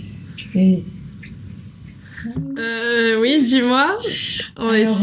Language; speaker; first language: French; native; French